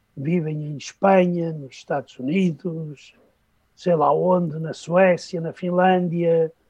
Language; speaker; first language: Portuguese; native; Portuguese